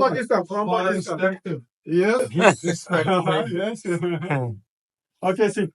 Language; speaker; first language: English; non-native, learner; Ingush